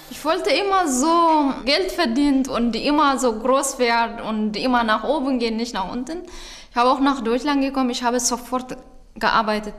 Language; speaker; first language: German; non-native, learner; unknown